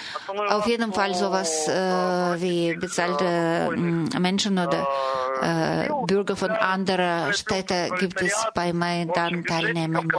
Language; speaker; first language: German; non-native, fluent; Russian